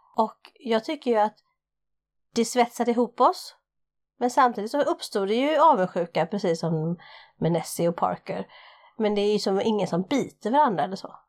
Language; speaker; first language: Swedish; early bilingual, other home language; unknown